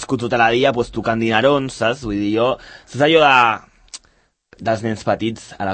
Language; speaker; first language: Catalan; native; Catalan